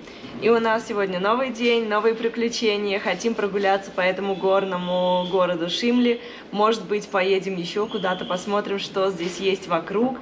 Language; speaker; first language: Russian; native; Russian